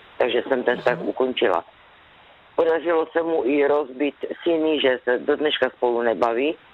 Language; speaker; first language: Czech; native; Czech